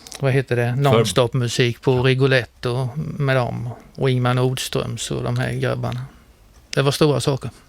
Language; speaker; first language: Swedish; native; Swedish